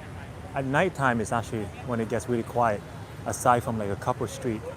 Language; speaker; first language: English; native; English